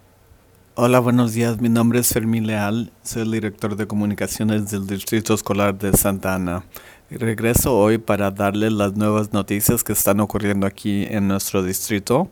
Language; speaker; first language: Spanish; early bilingual, heritage; Spanish